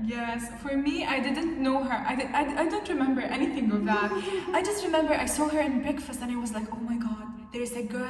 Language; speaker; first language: English; non-native, fluent; Arabic